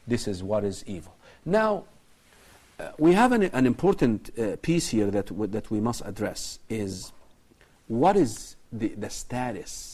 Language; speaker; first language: English; non-native, fluent; Arabic